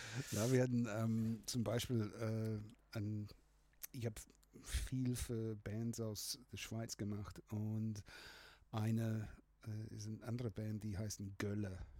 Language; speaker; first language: German; non-native, fluent; English